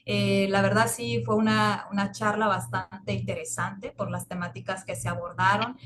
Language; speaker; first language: Spanish; native; Spanish